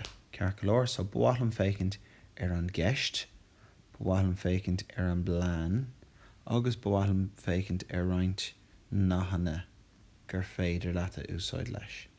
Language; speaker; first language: Irish; non-native, local second language; English